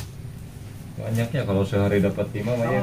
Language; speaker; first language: Indonesian; native; Indonesian